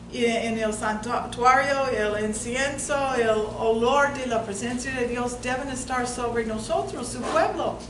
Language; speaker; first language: Spanish; non-native, fluent; English